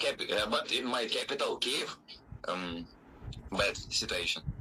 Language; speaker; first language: English; non-native, learner; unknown